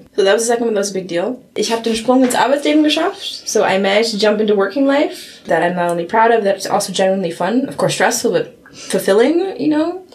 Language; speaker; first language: English; early bilingual, other home language; German